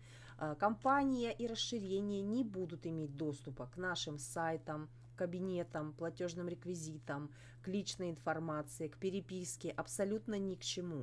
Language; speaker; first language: Russian; native; Russian